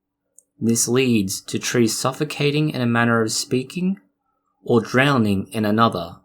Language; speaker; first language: English; native; English